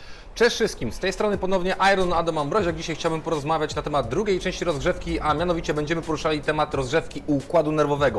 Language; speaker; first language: Polish; native; Polish